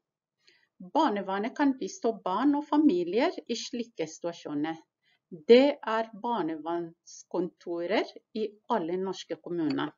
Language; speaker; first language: Norwegian; non-native, fluent; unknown